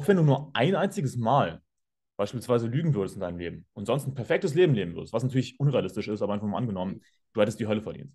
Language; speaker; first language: German; native; German